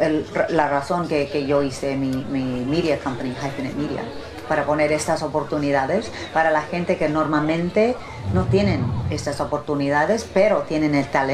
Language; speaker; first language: Spanish; early bilingual, heritage; Spanish